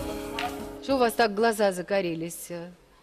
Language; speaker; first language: Russian; native; Russian